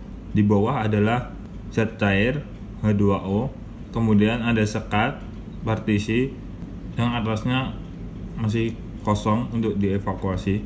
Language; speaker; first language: Indonesian; native; Indonesian